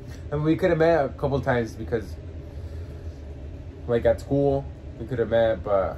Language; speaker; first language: English; early bilingual, other home language; Spanish